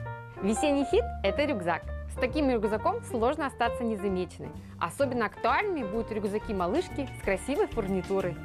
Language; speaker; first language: Russian; native; Russian